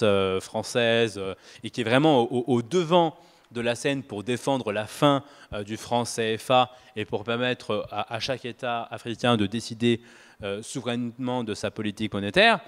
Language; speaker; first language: French; native; French